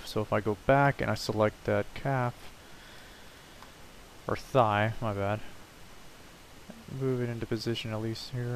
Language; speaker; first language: English; native; English